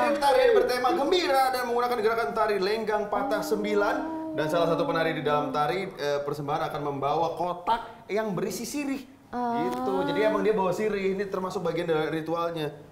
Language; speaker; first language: Indonesian; native; Indonesian